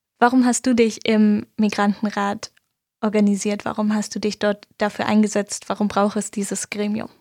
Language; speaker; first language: German; native; German